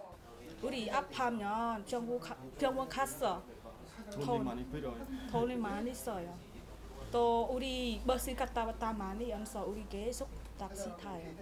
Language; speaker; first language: Korean; non-native, learner; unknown